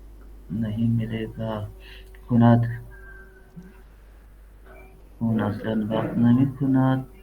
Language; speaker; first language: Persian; non-native, learner; Urdu